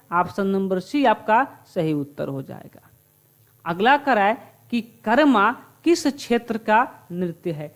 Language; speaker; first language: Hindi; native; Hindi